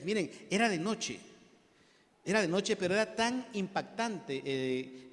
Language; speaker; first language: Spanish; native; Spanish